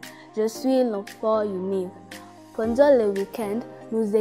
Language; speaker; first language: French; non-native, learner; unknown